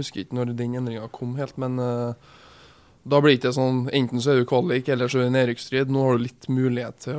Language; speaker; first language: Norwegian; native; Norwegian